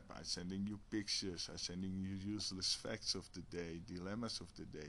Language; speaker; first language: English; non-native, fluent; Dutch